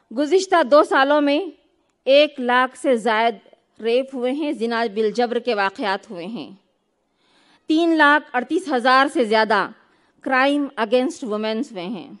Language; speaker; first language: Urdu; native; Urdu